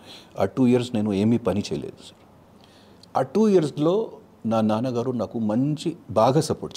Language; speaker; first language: Telugu; non-native, fluent; Hindi